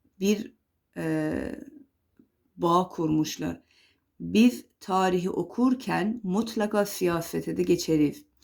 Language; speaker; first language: Turkish; non-native, fluent; Persian